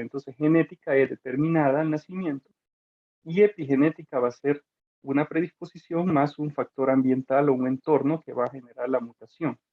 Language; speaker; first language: Spanish; native; Spanish